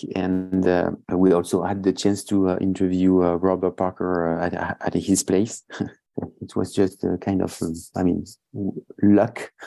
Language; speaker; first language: English; non-native, fluent; French